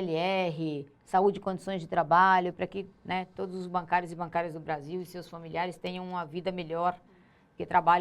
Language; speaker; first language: Portuguese; native; Portuguese